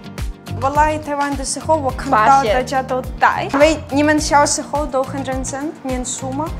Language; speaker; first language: Chinese; non-native, learner; Ukrainian